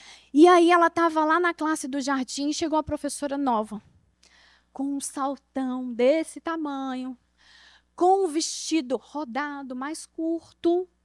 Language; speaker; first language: Portuguese; native; Portuguese